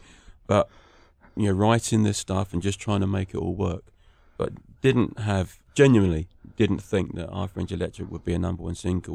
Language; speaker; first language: English; native; English